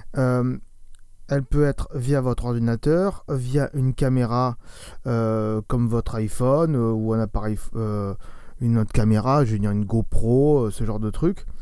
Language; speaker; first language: French; native; French